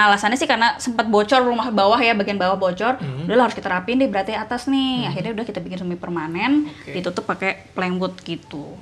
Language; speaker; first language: Indonesian; native; Indonesian